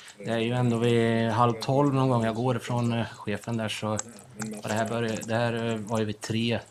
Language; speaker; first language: Swedish; native; Swedish